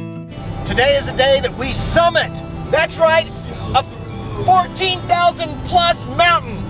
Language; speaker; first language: English; native; English